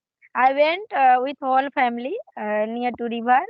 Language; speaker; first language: English; non-native, learner; Hindi